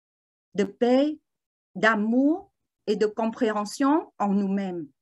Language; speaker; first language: French; non-native, learner; Vietnamese